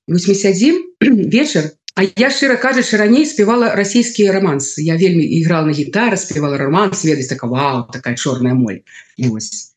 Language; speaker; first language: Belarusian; non-native, local second language; Russian